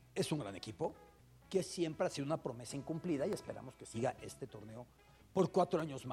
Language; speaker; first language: Spanish; native; Spanish